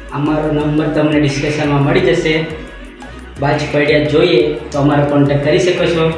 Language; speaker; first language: Gujarati; non-native, local second language; Rathawi